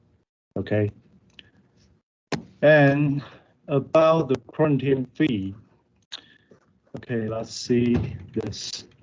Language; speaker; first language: English; non-native, learner; Chinese